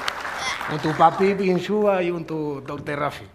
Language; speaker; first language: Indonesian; non-native, fluent; Spanish